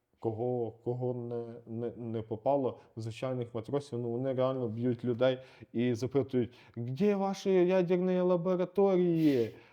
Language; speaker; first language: Ukrainian; non-native, local second language; Russian